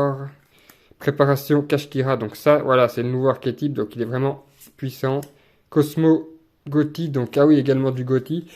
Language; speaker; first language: French; native; French